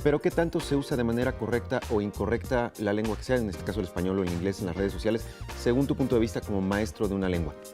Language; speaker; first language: Spanish; native; Spanish